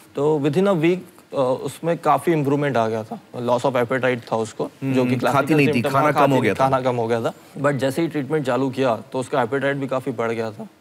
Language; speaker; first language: Hindi; non-native, local second language; Marathi